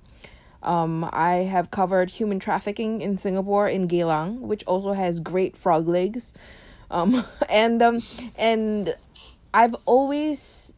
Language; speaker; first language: English; native; English